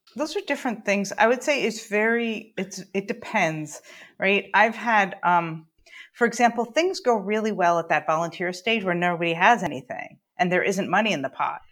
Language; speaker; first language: English; native; English